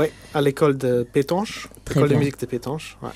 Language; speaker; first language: French; non-native, local second language; Luxembourgish